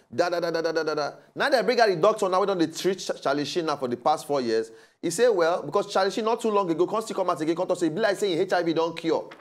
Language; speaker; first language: Nigerian Pidgin; native; Nigerian Pidgin